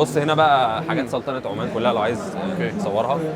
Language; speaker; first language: Arabic; native; Arabic